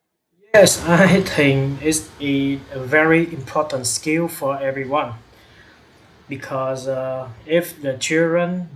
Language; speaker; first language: English; non-native, learner; Vietnamese